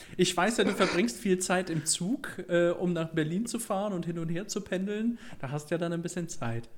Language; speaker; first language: German; native; German